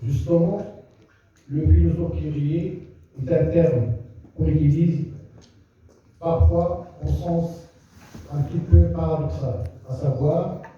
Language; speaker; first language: French; non-native, local second language; Arabic